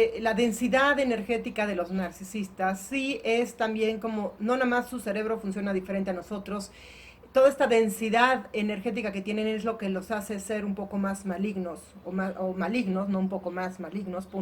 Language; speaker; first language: Spanish; native; Spanish